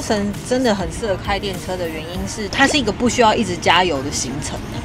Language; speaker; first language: Chinese; native; Chinese